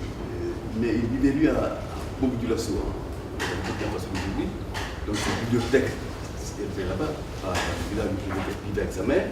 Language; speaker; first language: French; non-native, local second language; Fula